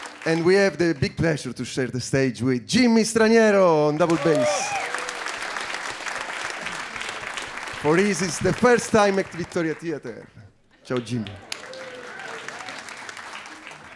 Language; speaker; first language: English; non-native, learner; Italian